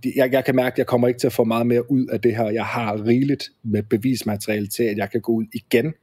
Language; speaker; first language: Danish; native; Danish